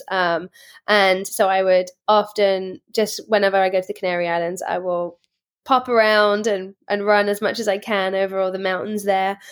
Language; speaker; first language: English; native; English